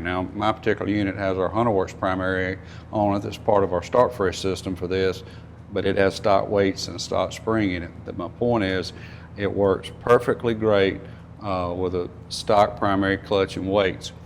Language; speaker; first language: English; native; English